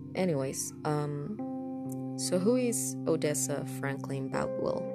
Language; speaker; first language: English; non-native, fluent; Spanish